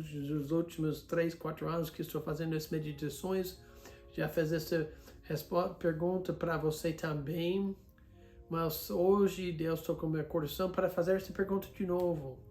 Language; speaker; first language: Portuguese; non-native, fluent; English